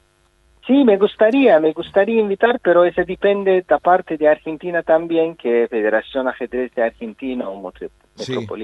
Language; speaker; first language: Spanish; non-native, fluent; Azerbaijani